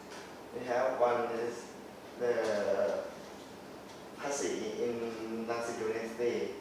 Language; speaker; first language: English; non-native, learner; Thai